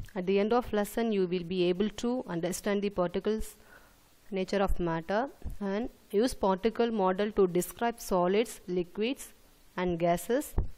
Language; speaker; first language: English; non-native, local second language; Tamil